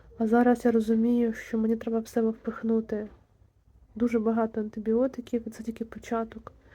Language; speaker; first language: Ukrainian; native; Ukrainian